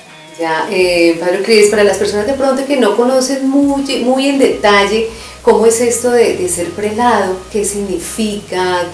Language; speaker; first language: Spanish; native; Spanish